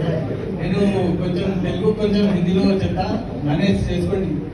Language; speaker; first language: Telugu; non-native, local second language; Hindi